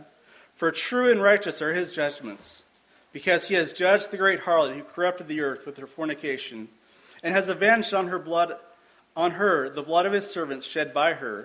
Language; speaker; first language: English; native; English